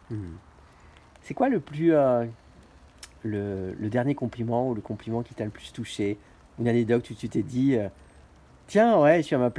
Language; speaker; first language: French; native; French